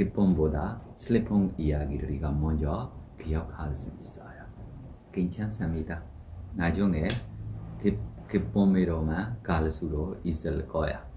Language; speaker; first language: Korean; non-native, learner; Burmese